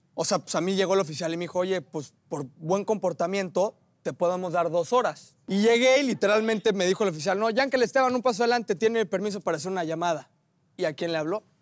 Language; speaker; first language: Spanish; native; Spanish